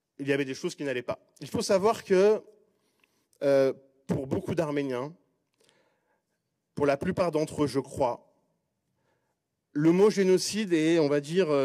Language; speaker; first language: French; native; French